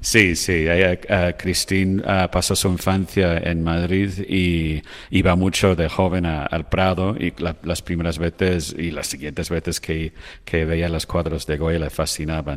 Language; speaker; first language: Spanish; non-native, fluent; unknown